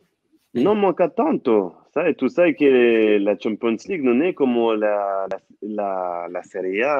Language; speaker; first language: Italian; non-native, fluent; French